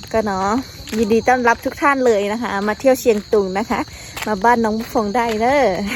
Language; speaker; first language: Thai; non-native, local second language; Shan